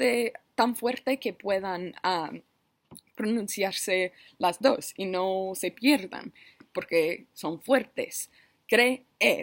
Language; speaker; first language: Spanish; non-native, learner; English